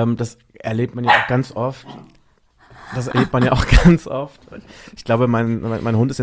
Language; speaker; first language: German; native; German